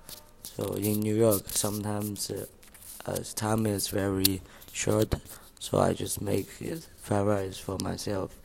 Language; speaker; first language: English; non-native, learner; Chinese